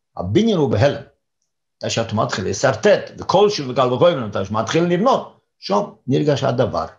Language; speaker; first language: Hebrew; non-native, fluent; English